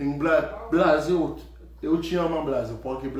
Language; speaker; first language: Portuguese; non-native, learner; Haitian Creole